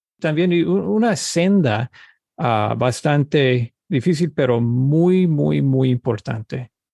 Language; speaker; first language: Spanish; early bilingual, heritage; Spanish